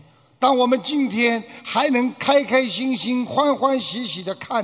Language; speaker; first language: Chinese; native; Chinese